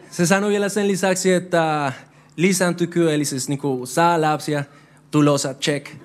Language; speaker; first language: Finnish; non-native, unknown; Spanish